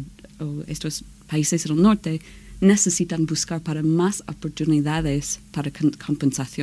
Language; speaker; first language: Spanish; non-native, learner; English